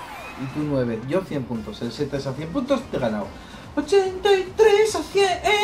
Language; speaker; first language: Spanish; native; Spanish